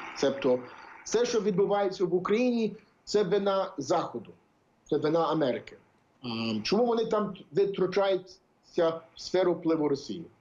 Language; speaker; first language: Ukrainian; early bilingual, heritage; English